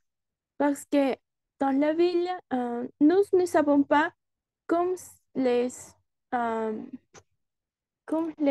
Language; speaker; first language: French; non-native, learner; Spanish